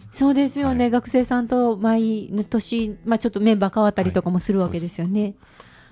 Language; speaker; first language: Japanese; native; Japanese